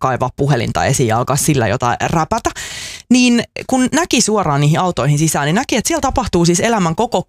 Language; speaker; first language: Finnish; native; Finnish